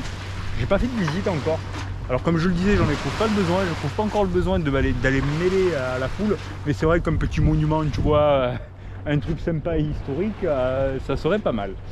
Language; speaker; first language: French; native; French